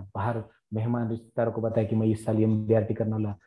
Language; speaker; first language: Hindi; non-native, local second language; Marathi